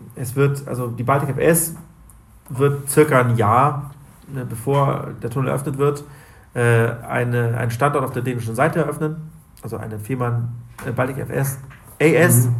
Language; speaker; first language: German; native; German